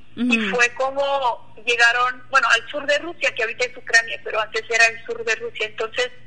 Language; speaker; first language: Spanish; non-native, local second language; Plautdietsch